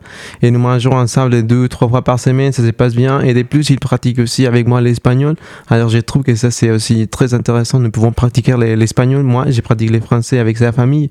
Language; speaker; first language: French; non-native, fluent; Spanish